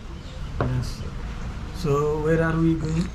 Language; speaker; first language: English; non-native, fluent; Nepali